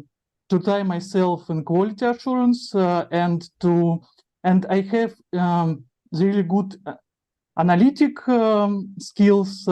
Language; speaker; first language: English; non-native, learner; Russian